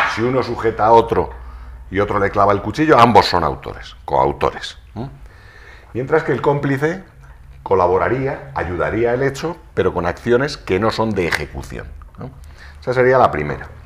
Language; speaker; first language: Spanish; native; Spanish